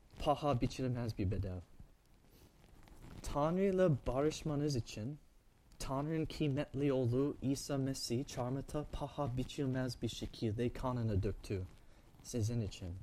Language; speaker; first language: Turkish; non-native, fluent; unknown